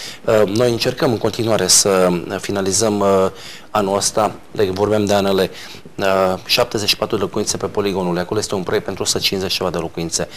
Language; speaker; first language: Romanian; native; Romanian